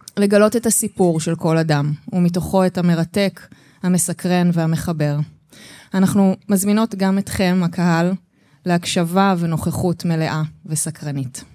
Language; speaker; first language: Hebrew; native; Hebrew